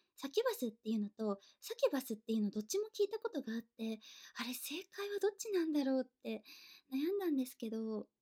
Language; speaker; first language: Japanese; native; Japanese